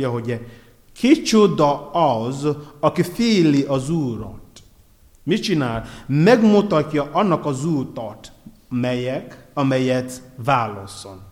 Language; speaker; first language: Hungarian; non-native, learner; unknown